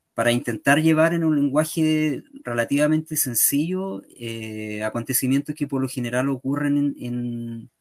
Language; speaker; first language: Spanish; native; Spanish